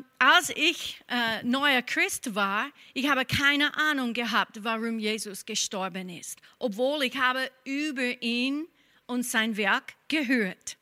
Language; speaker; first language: German; non-native, fluent; English